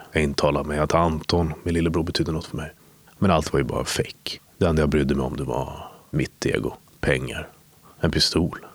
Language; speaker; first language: Swedish; native; Swedish